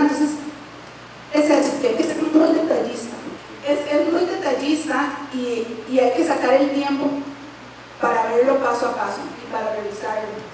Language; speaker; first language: Spanish; native; Spanish